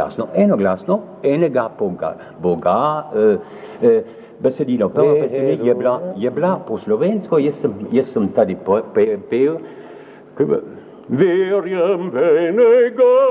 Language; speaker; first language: Slovenian; early bilingual, heritage; French